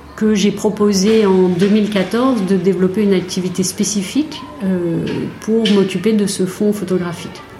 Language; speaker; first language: French; native; French